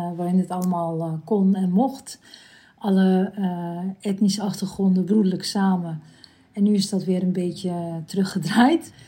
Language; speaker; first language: Dutch; early bilingual, other home language; Turkish